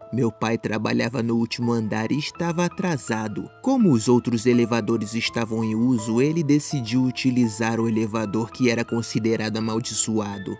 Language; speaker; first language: Portuguese; native; Portuguese